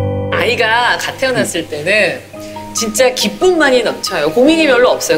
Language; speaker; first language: Korean; native; Korean